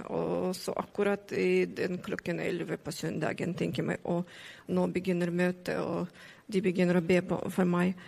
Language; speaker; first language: Norwegian; non-native, learner; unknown